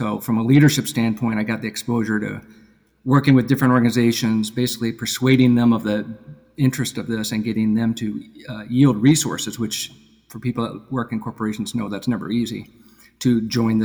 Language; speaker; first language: English; native; English